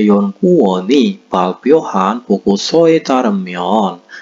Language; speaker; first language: Korean; non-native, fluent; Indonesian